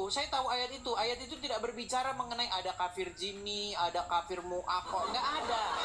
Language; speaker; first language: Indonesian; native; Indonesian